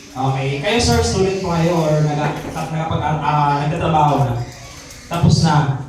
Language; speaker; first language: Filipino; non-native, local second language; Masbatenyo